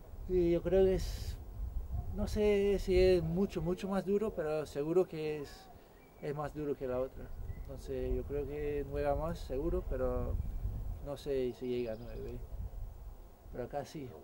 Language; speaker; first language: Spanish; non-native, fluent; English